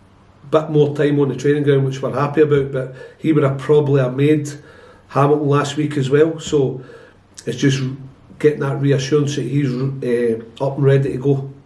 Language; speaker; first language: English; native; English